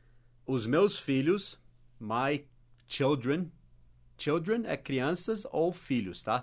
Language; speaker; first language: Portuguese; non-native, fluent; English